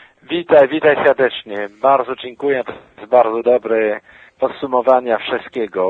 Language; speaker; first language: Polish; non-native, fluent; French